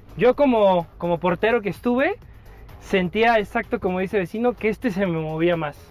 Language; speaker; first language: Spanish; native; Spanish